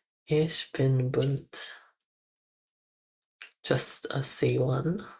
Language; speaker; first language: German; non-native, learner; English